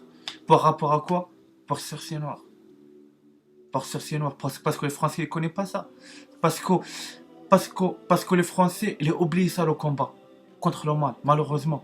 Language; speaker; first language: French; non-native, learner; Arabic